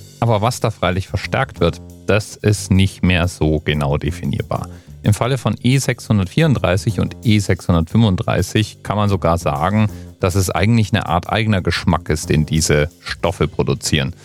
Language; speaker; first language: German; native; German